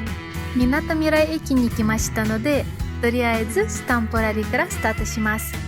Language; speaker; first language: Japanese; non-native, learner; Russian